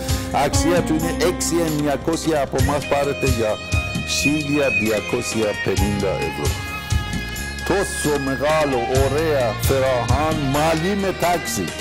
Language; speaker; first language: Greek; non-native, learner; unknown